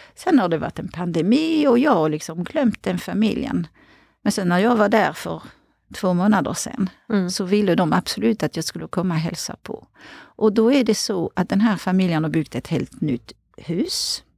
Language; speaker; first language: Swedish; non-native, fluent; French